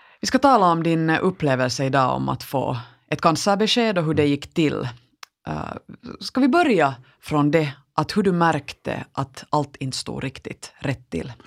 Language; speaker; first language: Swedish; native; Swedish